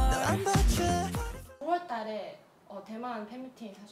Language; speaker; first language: Korean; non-native, learner; Chinese